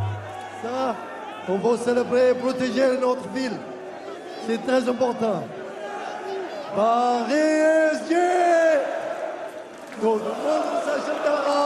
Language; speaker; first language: French; non-native, learner; Arabic